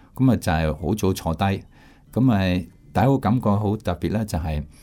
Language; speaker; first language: Cantonese; non-native, fluent; French